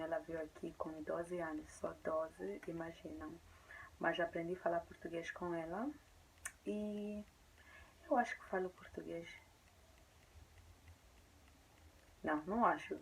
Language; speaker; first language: Portuguese; early bilingual, heritage; Portuguese